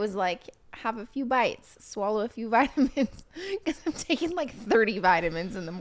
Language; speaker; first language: English; native; English